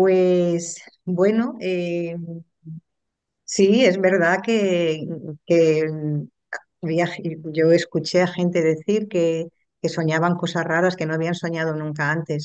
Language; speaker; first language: Spanish; native; Spanish